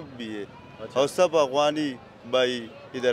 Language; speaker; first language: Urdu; non-native, learner; Pashto